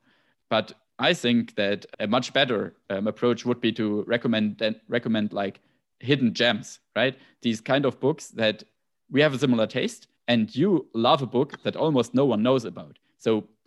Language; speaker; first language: English; non-native, fluent; German